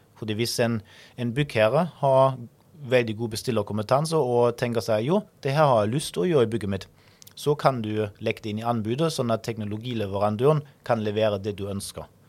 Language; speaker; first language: Norwegian; non-native, fluent; German